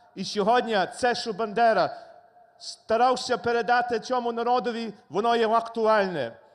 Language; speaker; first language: Ukrainian; native; Ukrainian